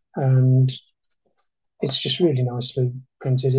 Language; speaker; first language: English; native; English